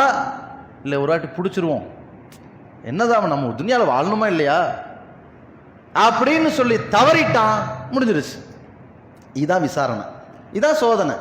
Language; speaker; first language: Tamil; native; Tamil